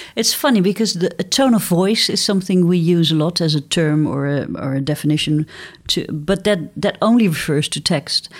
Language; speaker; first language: English; non-native, fluent; Dutch